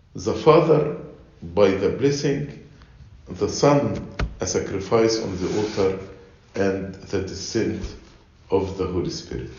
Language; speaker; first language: English; non-native, fluent; Arabic